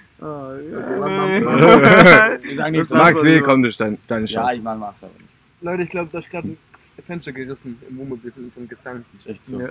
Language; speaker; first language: German; native; German